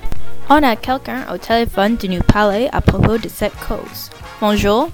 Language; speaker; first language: French; non-native, learner; English